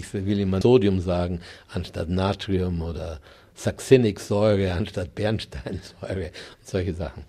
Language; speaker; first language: German; native; German